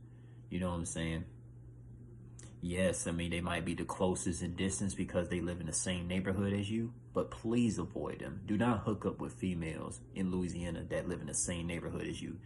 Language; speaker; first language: English; native; English